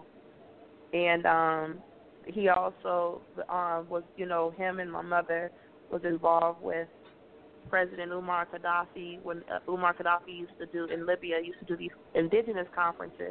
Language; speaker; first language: English; native; English